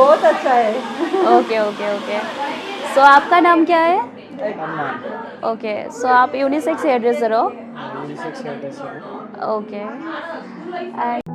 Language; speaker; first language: Hindi; non-native, local second language; Kannada